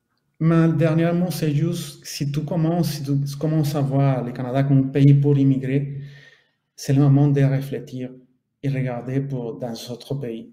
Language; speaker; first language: French; non-native, fluent; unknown